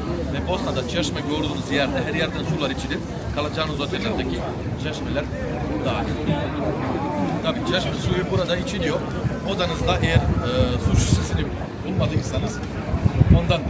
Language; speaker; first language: Turkish; native; Turkish